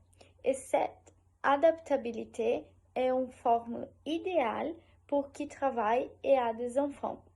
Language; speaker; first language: French; non-native, learner; Portuguese